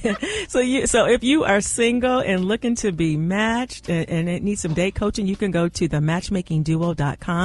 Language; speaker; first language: English; native; English